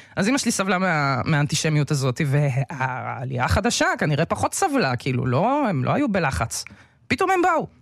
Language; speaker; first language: Hebrew; early bilingual, other home language; Russian